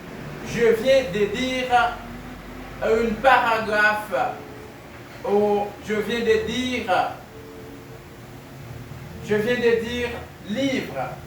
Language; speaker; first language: French; non-native, fluent; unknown